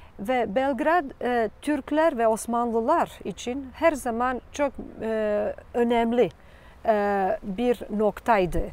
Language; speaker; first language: Turkish; non-native, fluent; Serbian